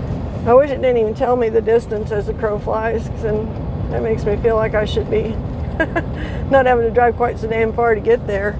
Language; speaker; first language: English; native; English